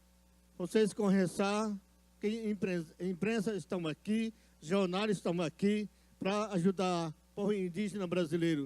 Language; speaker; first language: Portuguese; non-native, local second language; Yanomámi